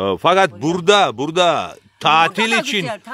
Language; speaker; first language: Turkish; non-native, learner; Abkhazian